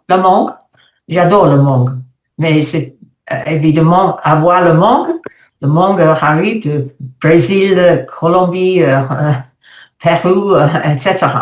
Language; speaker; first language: French; non-native, learner; English